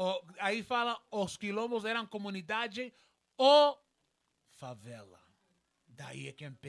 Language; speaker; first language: Portuguese; non-native, learner; Spanish